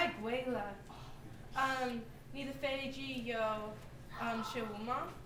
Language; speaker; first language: Chinese; non-native, learner; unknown